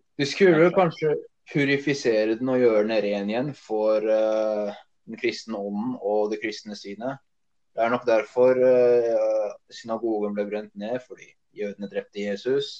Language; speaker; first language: Norwegian; early bilingual, other home language; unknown